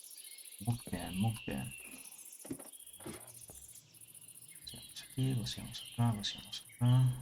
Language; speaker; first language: Spanish; early bilingual, heritage; Spanish